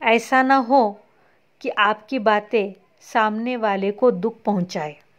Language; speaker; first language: Hindi; non-native, local second language; Marathi